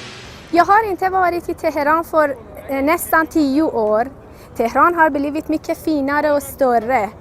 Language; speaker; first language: Swedish; non-native, fluent; Persian